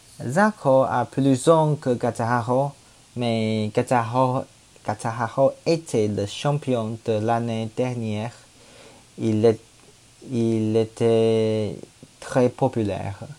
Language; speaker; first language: French; non-native, learner; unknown